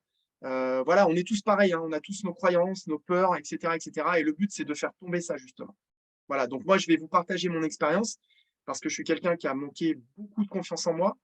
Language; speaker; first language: French; native; French